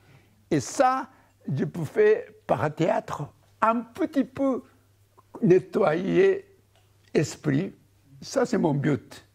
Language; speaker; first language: French; non-native, learner; Japanese